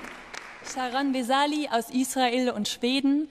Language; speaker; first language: German; native; German